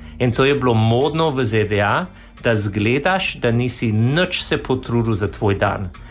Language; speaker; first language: Slovenian; non-native, fluent; English